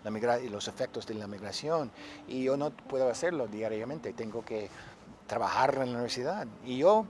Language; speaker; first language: Spanish; non-native, fluent; English